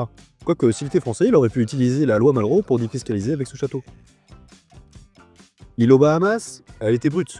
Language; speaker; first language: French; native; French